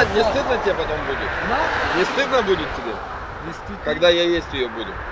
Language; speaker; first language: Russian; native; Russian